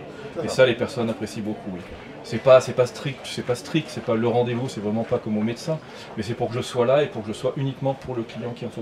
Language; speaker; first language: French; native; French